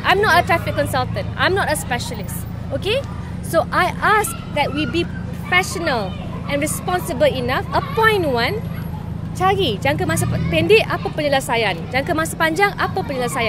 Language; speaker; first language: English; non-native, local second language; Malay